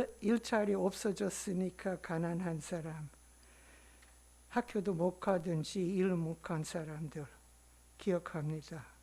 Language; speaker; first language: Korean; non-native, learner; English